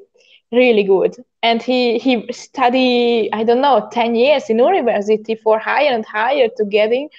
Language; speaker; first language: English; non-native, learner; Hungarian